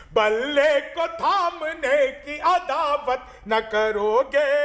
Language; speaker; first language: Hindi; native; Hindi